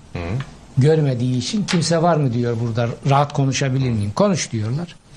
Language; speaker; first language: Turkish; native; Turkish